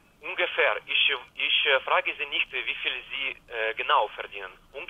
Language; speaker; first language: German; non-native, learner; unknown